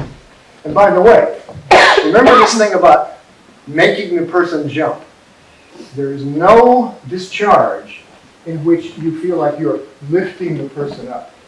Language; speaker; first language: English; native; English